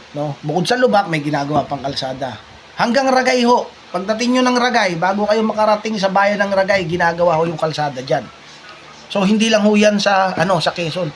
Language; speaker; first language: Filipino; non-native, local second language; Bikol